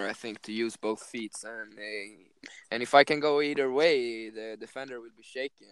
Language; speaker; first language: English; non-native, fluent; Swedish